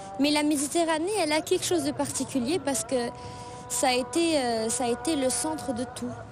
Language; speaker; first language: French; non-native, local second language; Arabic